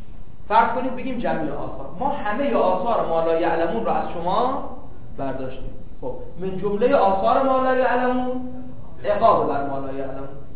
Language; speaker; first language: Persian; native; Persian